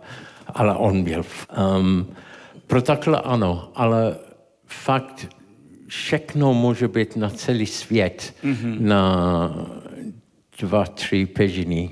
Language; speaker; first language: Czech; non-native, learner; English